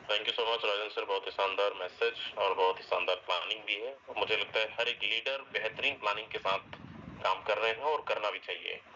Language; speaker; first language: Hindi; native; Hindi